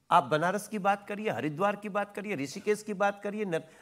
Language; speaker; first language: Hindi; native; Hindi